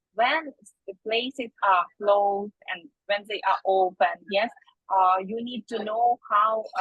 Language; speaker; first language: English; non-native, fluent; Ukrainian